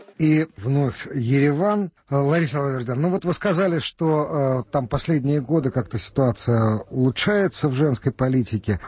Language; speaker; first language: Russian; native; Russian